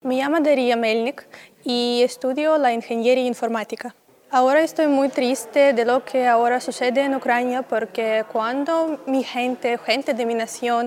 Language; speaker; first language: Spanish; non-native, learner; Russian